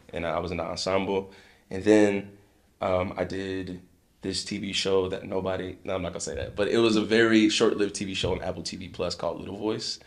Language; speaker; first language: English; native; English